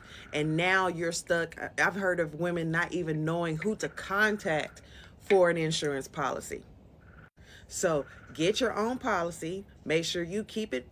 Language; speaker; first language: English; native; English